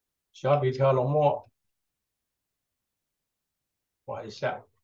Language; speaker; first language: Chinese; native; Chinese